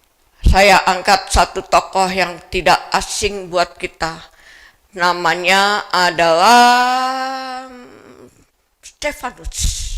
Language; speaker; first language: Indonesian; native; Indonesian